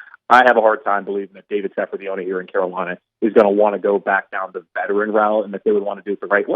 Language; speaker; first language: English; native; English